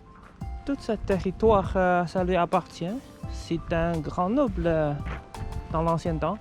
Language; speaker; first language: French; non-native, fluent; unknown